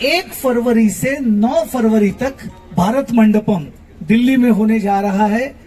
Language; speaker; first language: Hindi; non-native, local second language; Marathi